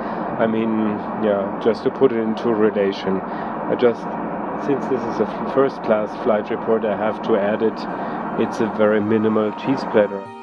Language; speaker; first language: English; non-native, fluent; German